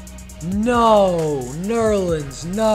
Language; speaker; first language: English; native; English